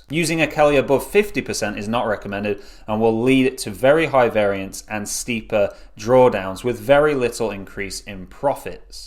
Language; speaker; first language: English; native; English